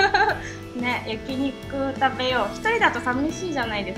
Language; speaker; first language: Japanese; native; Japanese